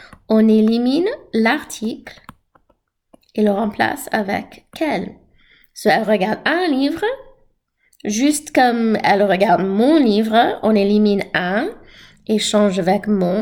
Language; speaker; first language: French; non-native, fluent; English